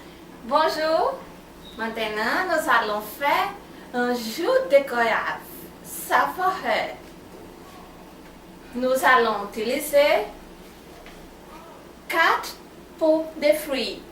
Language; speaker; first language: French; non-native, learner; Portuguese